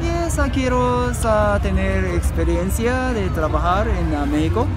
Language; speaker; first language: Spanish; non-native, learner; Japanese